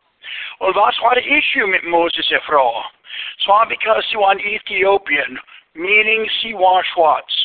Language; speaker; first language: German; early bilingual, heritage; Pennsylvania German